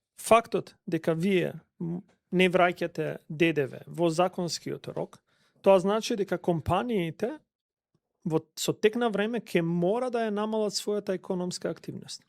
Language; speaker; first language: Macedonian; non-native, local second language; Albanian